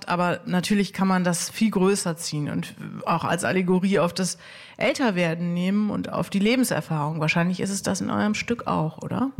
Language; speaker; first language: German; native; German